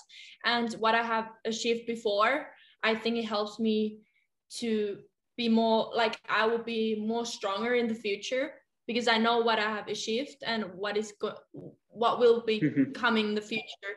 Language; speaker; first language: English; non-native, fluent; Finnish